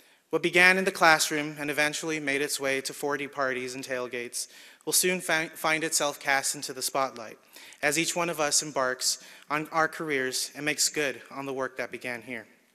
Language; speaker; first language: English; early bilingual, other home language; Spanish